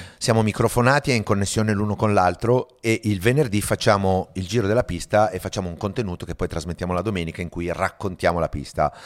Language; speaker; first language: Italian; native; Italian